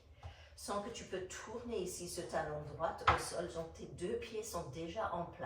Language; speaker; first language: French; non-native, fluent; English